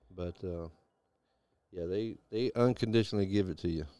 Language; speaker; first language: English; native; English